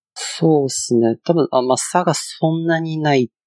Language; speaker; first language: Japanese; non-native, fluent; Chinese